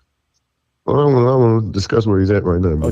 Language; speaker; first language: English; native; English